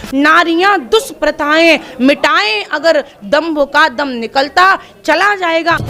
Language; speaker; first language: Hindi; native; Hindi